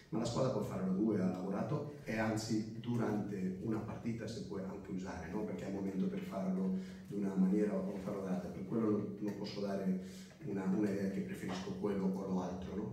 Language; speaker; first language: Italian; non-native, fluent; Spanish